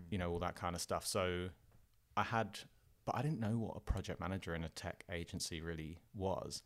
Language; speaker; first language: English; native; English